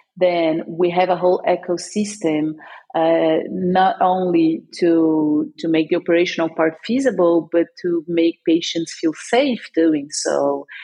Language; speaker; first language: English; non-native, fluent; Portuguese